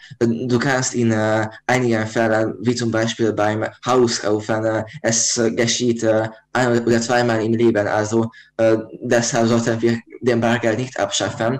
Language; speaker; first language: German; non-native, learner; Hungarian